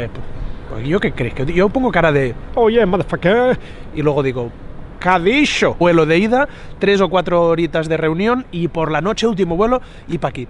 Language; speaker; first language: Spanish; native; Spanish